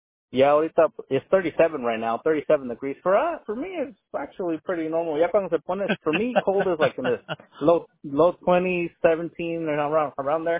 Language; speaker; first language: English; early bilingual, other home language; Spanish